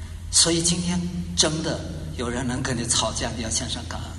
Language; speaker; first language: Chinese; native; Chinese